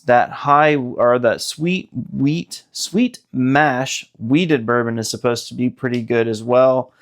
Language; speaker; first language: English; native; English